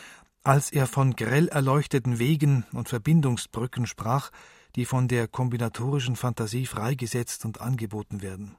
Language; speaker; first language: German; native; German